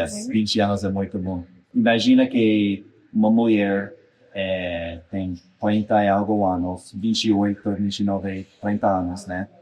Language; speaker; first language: Portuguese; non-native, fluent; English